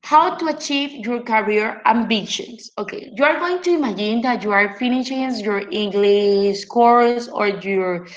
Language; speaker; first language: English; non-native, fluent; Spanish